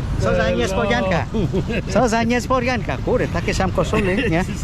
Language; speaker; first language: Polish; non-native, learner; Khmer